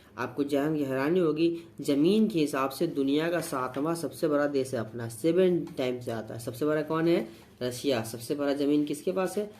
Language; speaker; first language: Hindi; native; Hindi